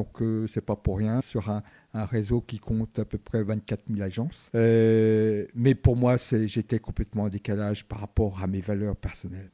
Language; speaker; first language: French; early bilingual, other home language; Vietnamese